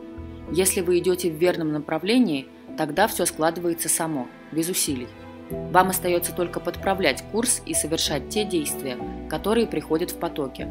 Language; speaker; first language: Russian; native; Russian